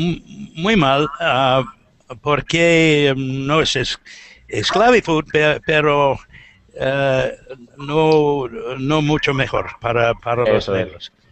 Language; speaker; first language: Spanish; non-native, learner; English